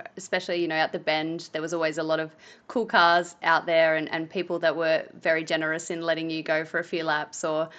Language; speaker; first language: English; native; English